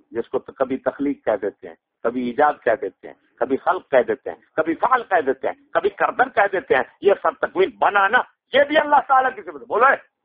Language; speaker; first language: Urdu; non-native, local second language; Punjabi